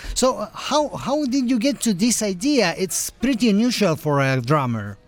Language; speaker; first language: English; non-native, fluent; Spanish